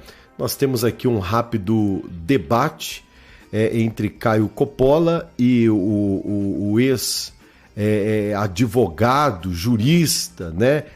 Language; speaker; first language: Portuguese; native; Portuguese